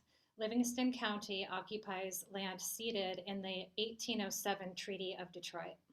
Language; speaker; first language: English; native; English